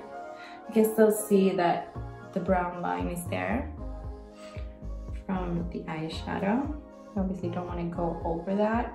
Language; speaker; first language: English; non-native, fluent; Swedish